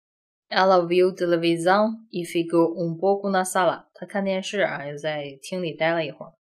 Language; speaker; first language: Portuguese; non-native, fluent; Chinese